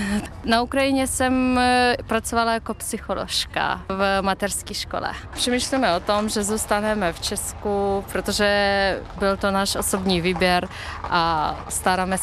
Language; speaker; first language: Czech; non-native, learner; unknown